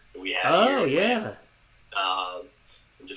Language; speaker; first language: English; native; English